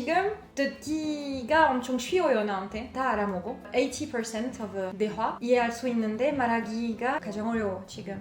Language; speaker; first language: Korean; non-native, learner; French